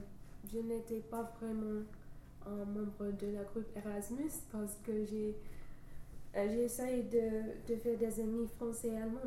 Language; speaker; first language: French; non-native, fluent; English